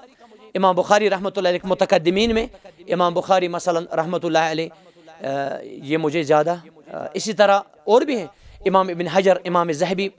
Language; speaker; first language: Hindi; non-native, local second language; Kashmiri